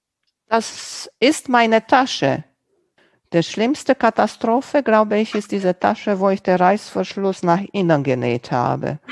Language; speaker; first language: German; non-native, local second language; Romanian